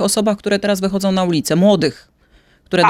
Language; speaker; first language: Polish; native; Polish